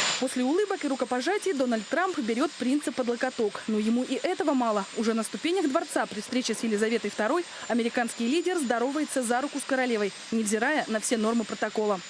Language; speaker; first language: Russian; native; Russian